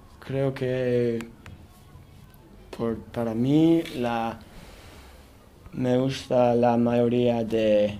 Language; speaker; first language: Spanish; non-native, learner; English